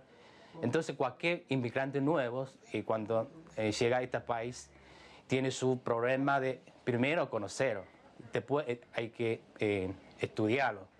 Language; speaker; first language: Spanish; non-native, learner; Chinese